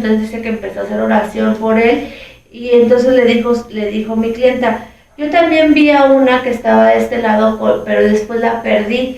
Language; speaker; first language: Spanish; native; Spanish